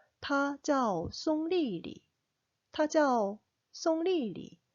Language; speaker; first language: Chinese; non-native, fluent; Korean